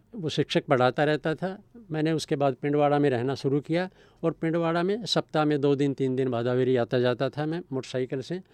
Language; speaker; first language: Hindi; native; Hindi